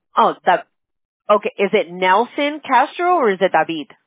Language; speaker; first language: English; early bilingual, other home language; Spanish